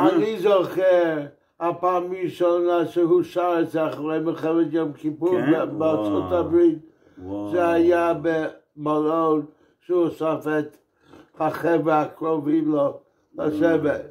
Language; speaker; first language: Hebrew; non-native, fluent; English